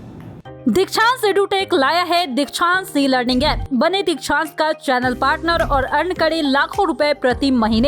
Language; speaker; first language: Hindi; native; Hindi